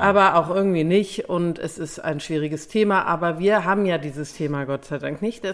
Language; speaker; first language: German; native; German